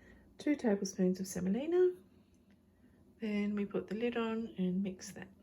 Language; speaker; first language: English; native; English